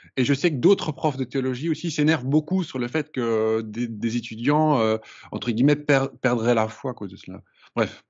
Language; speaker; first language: French; native; French